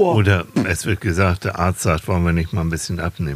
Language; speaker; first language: German; native; German